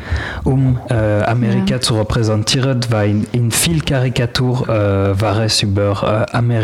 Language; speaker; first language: German; non-native, learner; French